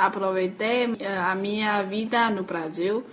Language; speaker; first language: Portuguese; non-native, learner; Chinese